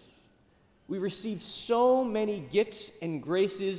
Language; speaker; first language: English; native; English